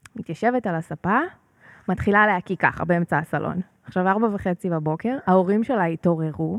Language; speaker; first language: Hebrew; native; Hebrew